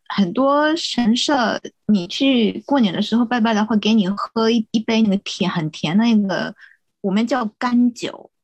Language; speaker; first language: Chinese; non-native, fluent; Japanese